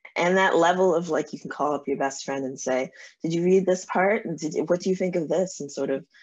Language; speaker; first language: English; native; English